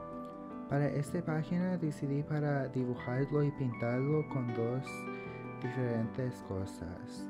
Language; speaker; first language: Spanish; early bilingual, heritage; English